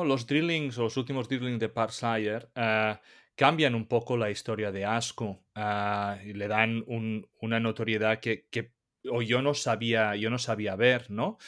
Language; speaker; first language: Spanish; native; Spanish